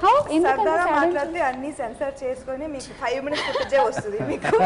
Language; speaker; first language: Telugu; non-native, fluent; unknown